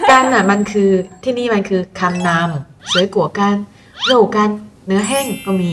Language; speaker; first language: Thai; non-native, fluent; Chinese